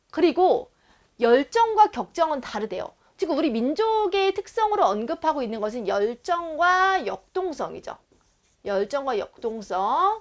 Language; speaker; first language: Korean; native; Korean